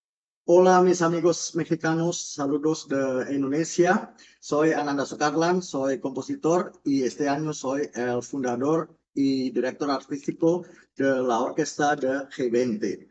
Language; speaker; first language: Spanish; non-native, fluent; Indonesian